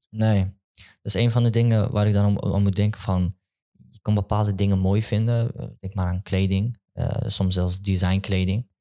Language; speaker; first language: Dutch; early bilingual, other home language; Turkish